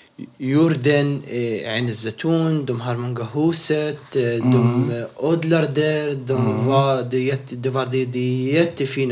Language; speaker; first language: Swedish; non-native, local second language; Arabic